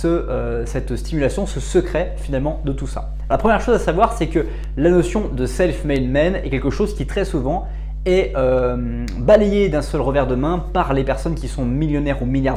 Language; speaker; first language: French; native; French